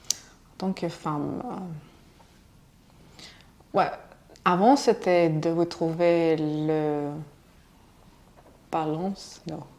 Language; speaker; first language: French; non-native, fluent; Russian